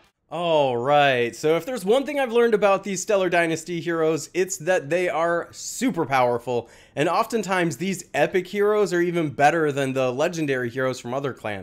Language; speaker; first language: English; native; English